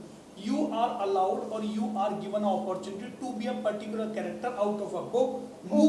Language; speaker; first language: English; non-native, local second language; Hindi